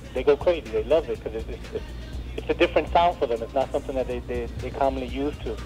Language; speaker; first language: English; native; English